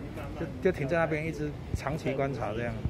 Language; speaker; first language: Chinese; native; Chinese